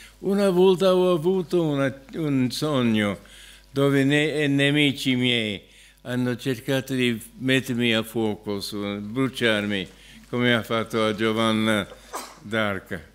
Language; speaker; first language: Italian; non-native, fluent; English